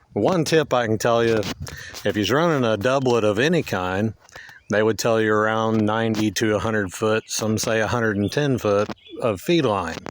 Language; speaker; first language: English; native; English